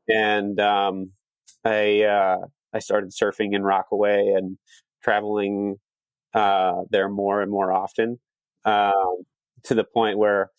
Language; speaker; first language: English; native; English